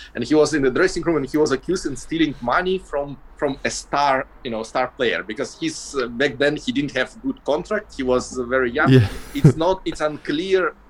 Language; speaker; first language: English; non-native, fluent; Russian